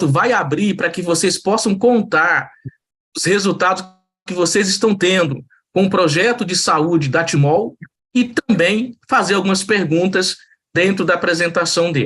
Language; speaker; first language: Portuguese; native; Portuguese